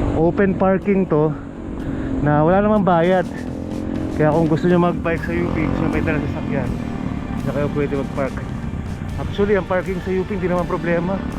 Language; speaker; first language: Filipino; native; Filipino